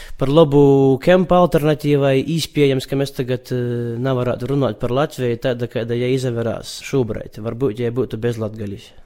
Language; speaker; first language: Latvian; native; Latvian